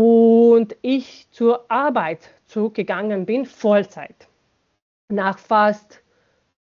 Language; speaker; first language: German; non-native, fluent; Bosnian